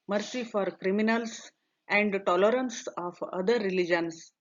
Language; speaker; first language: English; non-native, local second language; Kannada